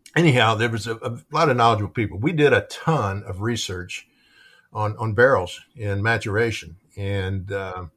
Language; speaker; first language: English; native; English